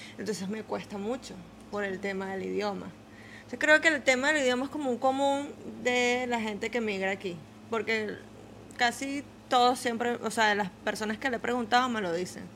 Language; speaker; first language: Spanish; native; Spanish